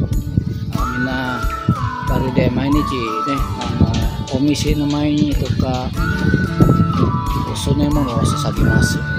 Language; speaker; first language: Japanese; non-native, fluent; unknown